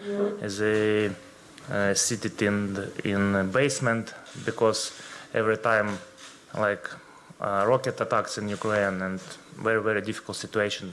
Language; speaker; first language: English; non-native, learner; Ukrainian